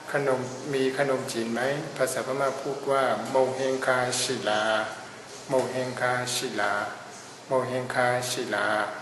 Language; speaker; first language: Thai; non-native, fluent; Burmese